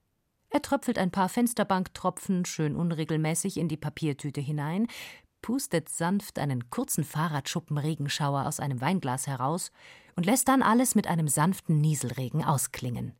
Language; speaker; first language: German; native; German